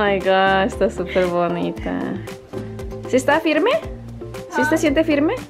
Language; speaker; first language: Spanish; native; Spanish